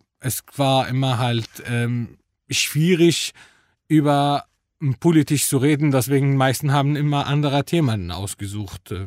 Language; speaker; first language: German; non-native, fluent; Arabic